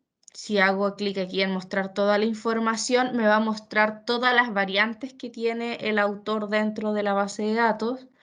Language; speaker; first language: Spanish; native; Spanish